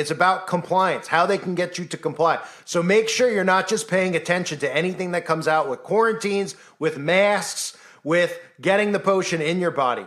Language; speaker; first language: English; native; English